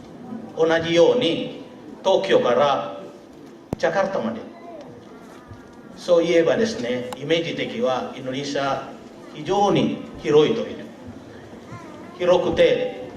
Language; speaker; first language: Japanese; non-native, learner; Indonesian